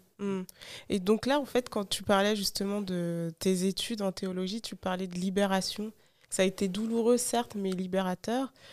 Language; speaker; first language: French; early bilingual, other home language; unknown